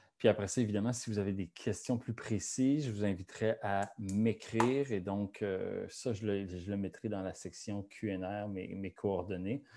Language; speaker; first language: French; native; French